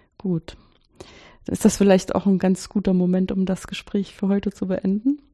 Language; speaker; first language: German; native; German